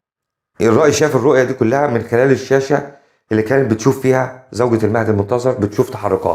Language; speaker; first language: Arabic; native; Arabic